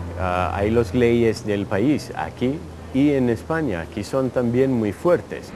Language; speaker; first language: Spanish; early bilingual, heritage; Spanish